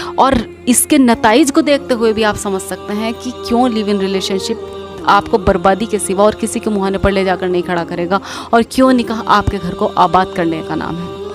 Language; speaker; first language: Urdu; native; Urdu